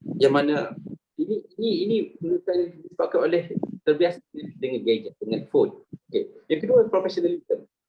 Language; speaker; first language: Malay; native; Malay